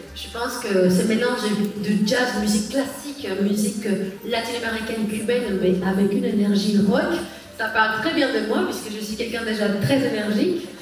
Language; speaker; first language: French; early bilingual, other home language; Spanish